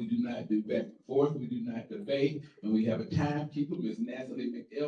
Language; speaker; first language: English; native; English